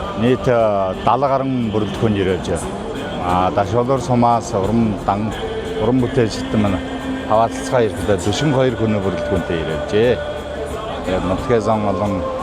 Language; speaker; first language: Mongolian; non-native, local second language; Buriat